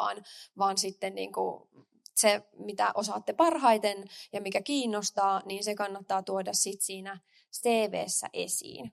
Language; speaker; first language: Finnish; native; Finnish